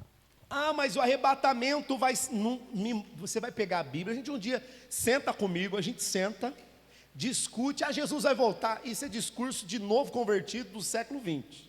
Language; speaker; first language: Portuguese; native; Portuguese